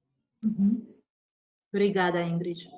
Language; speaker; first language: Portuguese; non-native, fluent; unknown